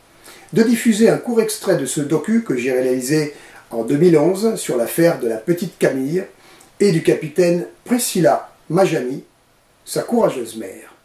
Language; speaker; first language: French; native; French